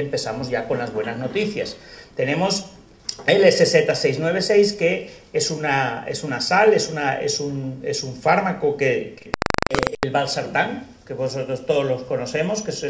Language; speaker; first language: Spanish; native; Spanish